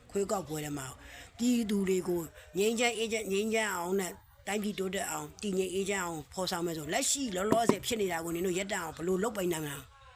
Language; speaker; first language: Burmese; native; Burmese